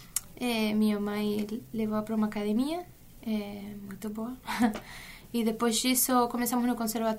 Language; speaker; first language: Portuguese; non-native, fluent; Spanish